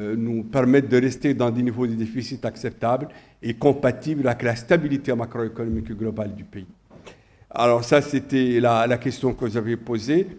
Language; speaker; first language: French; non-native, local second language; Arabic